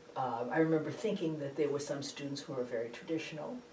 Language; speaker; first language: English; native; English